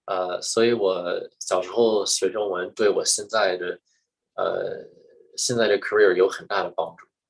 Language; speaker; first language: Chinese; early bilingual, heritage; English